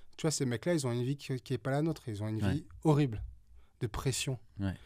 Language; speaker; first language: French; native; French